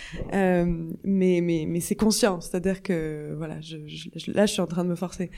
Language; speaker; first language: French; native; French